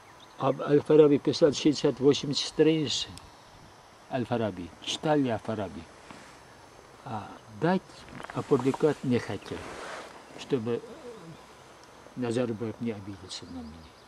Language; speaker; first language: Russian; non-native, local second language; Uyghur